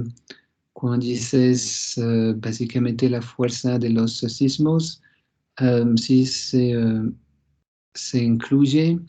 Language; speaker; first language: Spanish; non-native, fluent; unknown